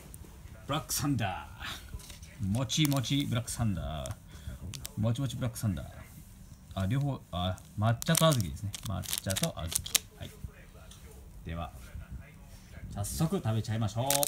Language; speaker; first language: Japanese; native; Japanese